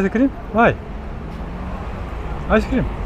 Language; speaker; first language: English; non-native, learner; Korean